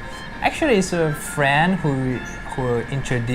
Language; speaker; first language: English; non-native, learner; Chinese